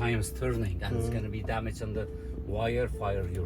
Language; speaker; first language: English; non-native, learner; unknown